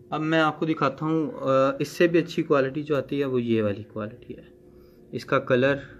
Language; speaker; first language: Urdu; native; Urdu